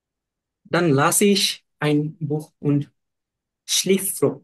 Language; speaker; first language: German; non-native, learner; Bangla